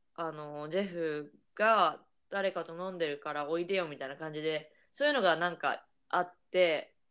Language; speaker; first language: Japanese; native; Japanese